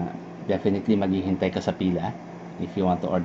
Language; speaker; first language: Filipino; native; Filipino